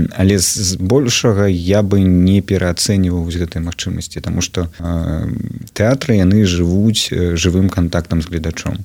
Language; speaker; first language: Belarusian; non-native, local second language; Russian